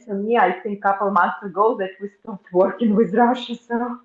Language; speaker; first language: English; non-native, fluent; Russian